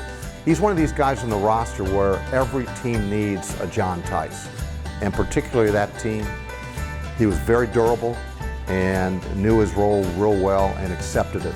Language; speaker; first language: English; native; English